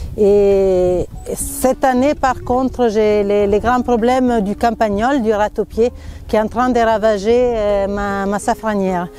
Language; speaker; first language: French; non-native, fluent; Italian